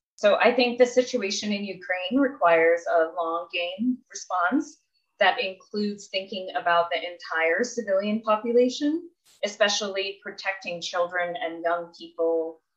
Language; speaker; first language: English; native; English